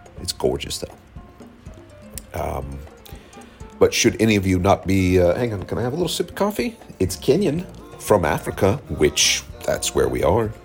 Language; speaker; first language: English; native; English